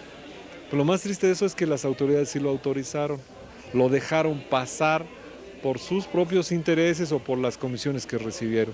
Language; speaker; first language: Spanish; native; Spanish